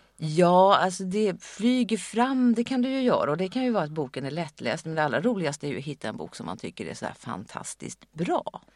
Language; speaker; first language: Swedish; native; Swedish